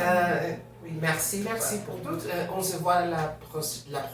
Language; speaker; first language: French; non-native, learner; Spanish